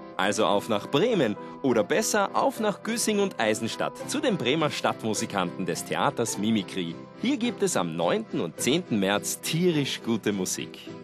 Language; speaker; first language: German; native; German